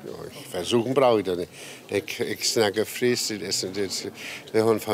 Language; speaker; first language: German; non-native, learner; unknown